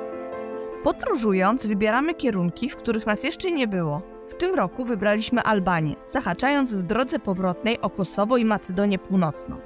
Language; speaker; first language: Polish; native; Polish